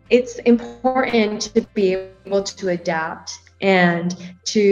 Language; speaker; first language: English; native; English